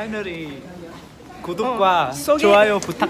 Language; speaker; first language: Korean; non-native, learner; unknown